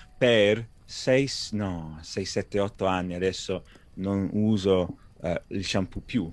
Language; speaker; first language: Italian; non-native, learner; English